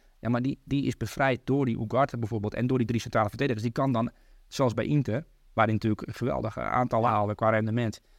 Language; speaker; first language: Dutch; early bilingual, other home language; Turkish